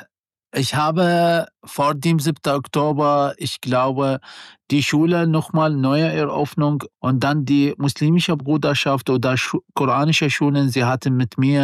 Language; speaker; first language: German; non-native, learner; Arabic